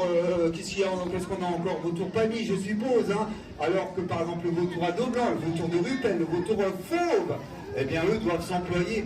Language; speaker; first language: French; native; French